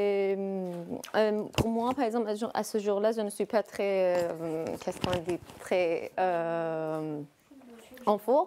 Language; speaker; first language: French; non-native, learner; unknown